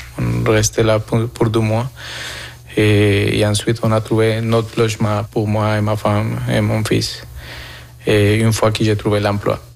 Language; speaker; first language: French; non-native, fluent; Spanish